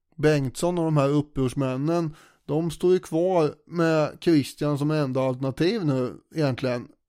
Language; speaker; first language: Swedish; native; Swedish